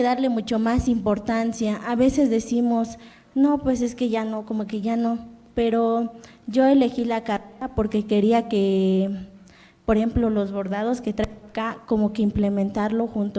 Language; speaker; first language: Spanish; non-native, local second language; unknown